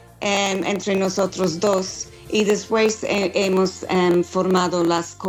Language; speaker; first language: Spanish; non-native, fluent; English